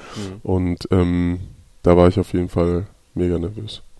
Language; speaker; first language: German; native; German